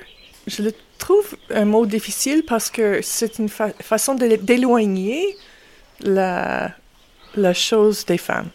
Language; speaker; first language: French; non-native, fluent; English